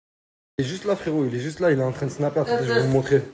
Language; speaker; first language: French; native; French